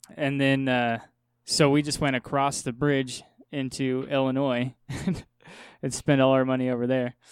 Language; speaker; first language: English; native; English